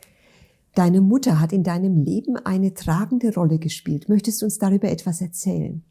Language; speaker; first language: German; native; German